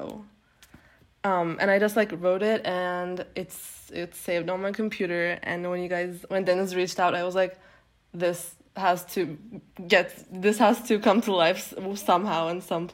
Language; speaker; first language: English; non-native, fluent; Turkish